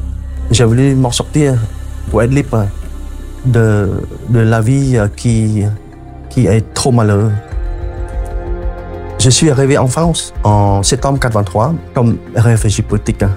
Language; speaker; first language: French; non-native, fluent; Khmer